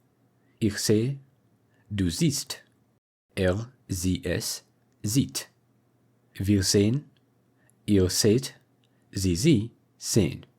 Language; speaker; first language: German; non-native, fluent; English